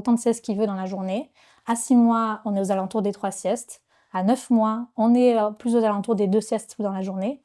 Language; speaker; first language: French; native; French